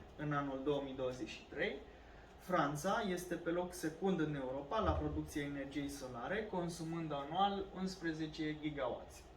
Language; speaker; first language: Romanian; native; Romanian